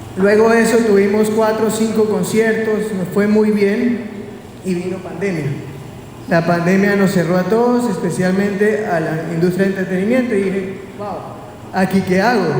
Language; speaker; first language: Spanish; native; Spanish